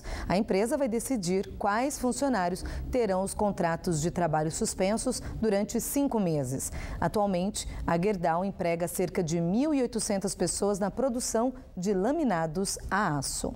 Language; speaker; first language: Portuguese; native; Portuguese